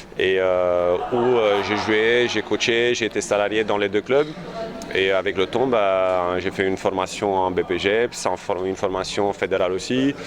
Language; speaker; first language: French; non-native, fluent; Romanian